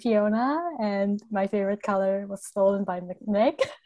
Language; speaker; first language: English; non-native, local second language; Cantonese